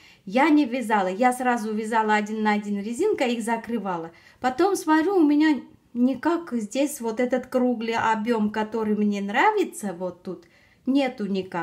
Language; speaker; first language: Russian; non-native, fluent; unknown